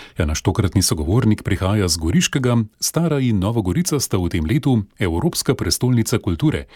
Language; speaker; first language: Slovenian; native; Slovenian